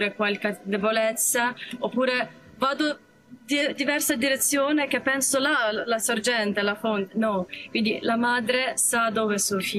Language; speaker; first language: Italian; non-native, learner; Ukrainian